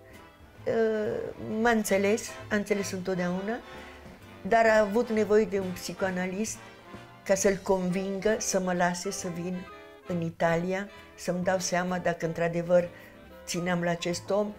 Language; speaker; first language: Romanian; native; Romanian